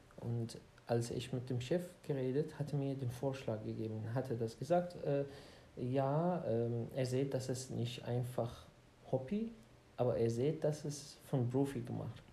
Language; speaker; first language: German; non-native, learner; Arabic